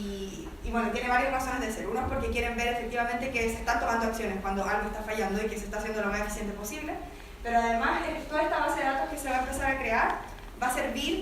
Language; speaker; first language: Spanish; native; Spanish